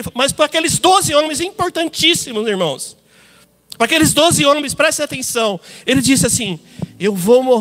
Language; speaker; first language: Portuguese; native; Portuguese